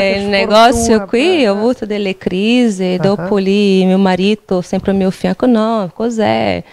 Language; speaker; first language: Italian; non-native, fluent; Portuguese